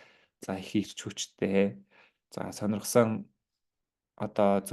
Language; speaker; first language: Mongolian; native; Mongolian